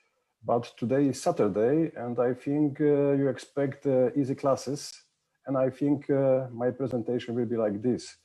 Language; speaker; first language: English; non-native, fluent; Polish